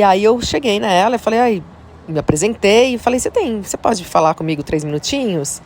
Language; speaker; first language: Portuguese; native; Portuguese